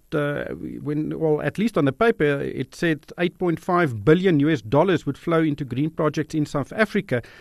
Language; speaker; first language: English; non-native, local second language; Afrikaans